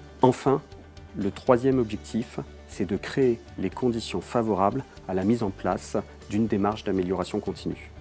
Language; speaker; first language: French; native; French